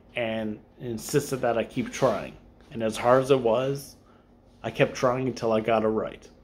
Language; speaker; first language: English; native; English